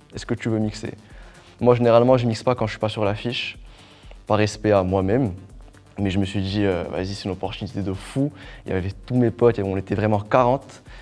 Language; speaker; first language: French; non-native, local second language; Arabic